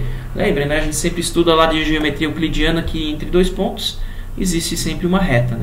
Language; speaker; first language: Portuguese; native; Portuguese